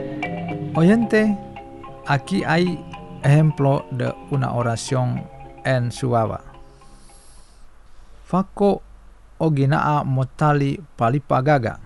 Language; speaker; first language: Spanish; non-native, fluent; Indonesian